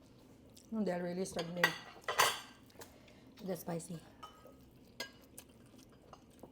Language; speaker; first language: English; non-native, local second language; Filipino